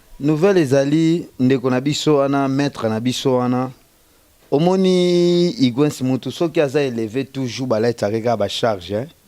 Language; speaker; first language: Lingala; native; Lingala